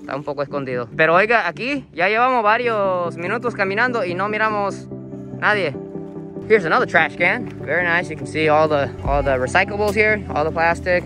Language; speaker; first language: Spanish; non-native, fluent; Japanese